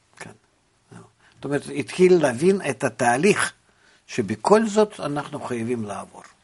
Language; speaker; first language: Hebrew; non-native, fluent; Russian